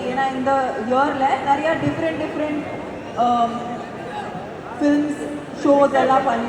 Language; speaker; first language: Tamil; non-native, fluent; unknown